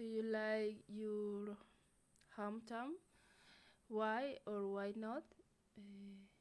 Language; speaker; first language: English; non-native, learner; Spanish